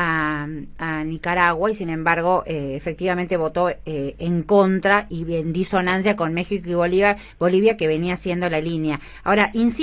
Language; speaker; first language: Spanish; native; Spanish